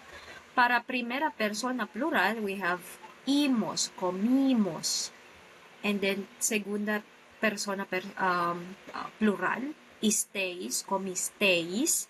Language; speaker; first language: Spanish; non-native, fluent; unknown